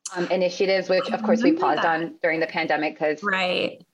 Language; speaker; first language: English; native; English